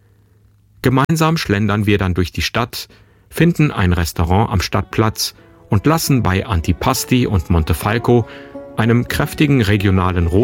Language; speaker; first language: German; native; German